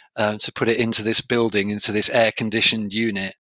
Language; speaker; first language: English; native; English